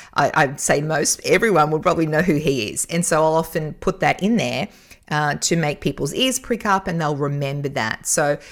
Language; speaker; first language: English; native; English